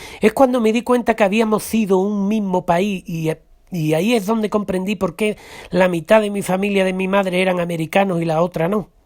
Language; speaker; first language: Spanish; native; Spanish